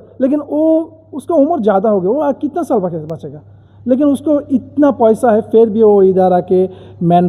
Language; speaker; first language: Hindi; non-native, learner; Bangla